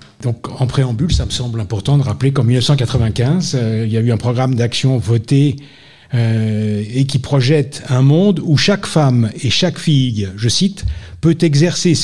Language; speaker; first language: French; native; French